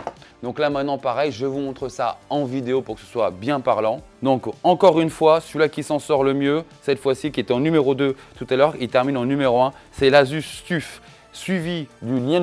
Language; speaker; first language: French; native; French